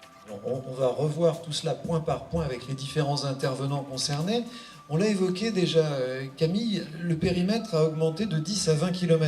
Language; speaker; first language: French; native; French